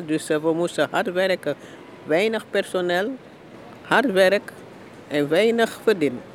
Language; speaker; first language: Dutch; non-native, learner; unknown